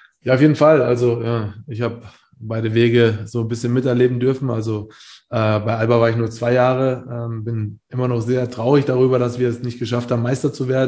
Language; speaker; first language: German; native; German